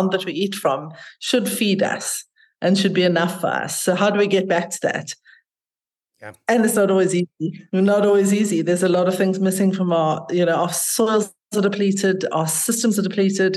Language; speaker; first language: English; native; English